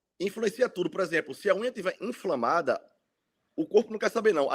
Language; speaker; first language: Portuguese; native; Portuguese